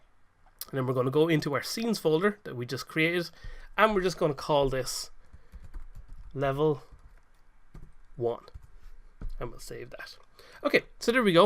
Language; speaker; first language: English; native; English